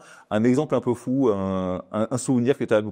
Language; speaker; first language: French; native; French